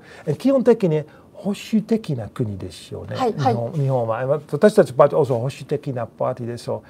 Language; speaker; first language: Japanese; non-native, learner; Dutch